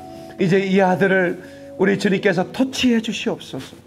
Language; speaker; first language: Korean; native; Korean